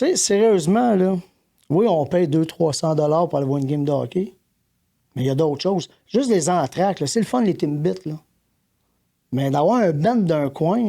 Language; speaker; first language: French; native; French